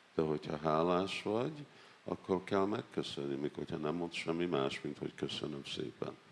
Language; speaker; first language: Hungarian; non-native, learner; English